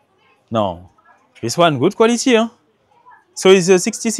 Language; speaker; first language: English; non-native, learner; French